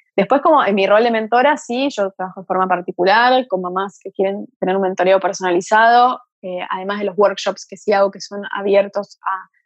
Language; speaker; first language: Spanish; early bilingual, other home language; Portuguese